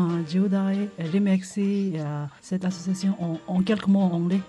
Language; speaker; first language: French; non-native, learner; Tibetan